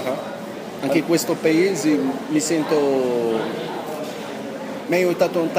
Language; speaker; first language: Italian; non-native, learner; Arabic